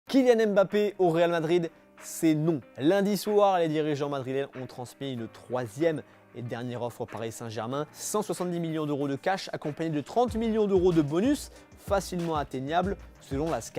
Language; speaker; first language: French; native; French